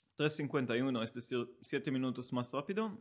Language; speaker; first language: Spanish; non-native, learner; Hebrew